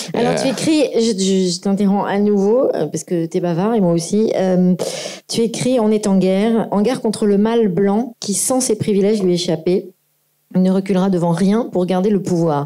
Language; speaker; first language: French; native; French